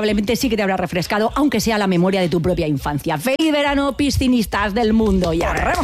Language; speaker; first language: Spanish; native; Spanish